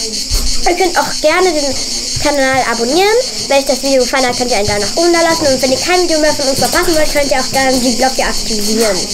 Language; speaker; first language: German; native; German